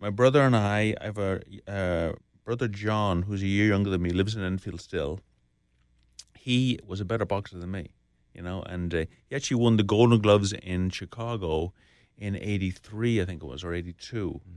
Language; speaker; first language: English; native; English